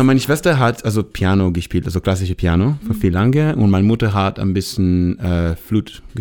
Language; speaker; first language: German; non-native, fluent; Hebrew